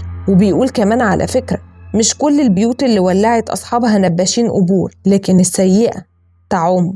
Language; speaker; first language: Arabic; native; Arabic